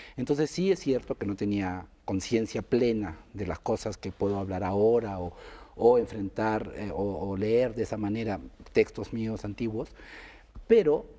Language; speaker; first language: Spanish; native; Spanish